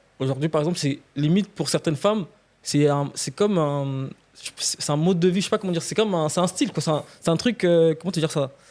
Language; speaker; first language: French; non-native, local second language; Lingala